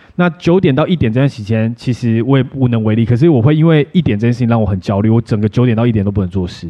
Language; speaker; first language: Chinese; native; Chinese